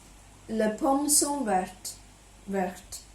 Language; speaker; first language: French; non-native, learner; Chinese